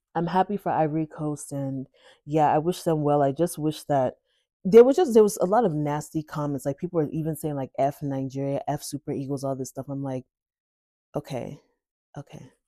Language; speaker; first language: English; native; English